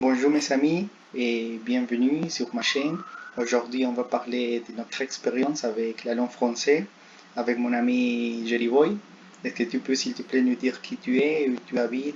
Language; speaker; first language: French; non-native, learner; Spanish